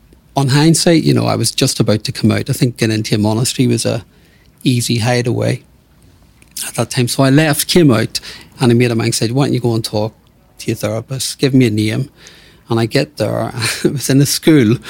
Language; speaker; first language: English; native; English